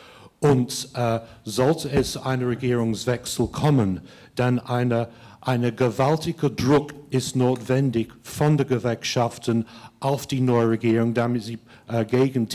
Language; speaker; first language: German; non-native, fluent; English